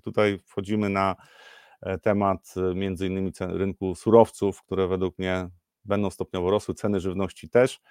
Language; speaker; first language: Polish; native; Polish